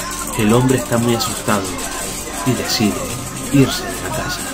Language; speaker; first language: Spanish; native; Spanish